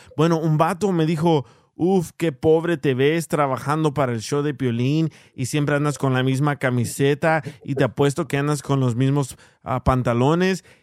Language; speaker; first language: Spanish; early bilingual, heritage; Spanish